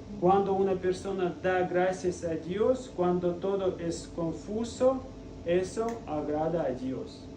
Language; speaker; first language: Spanish; non-native, fluent; Russian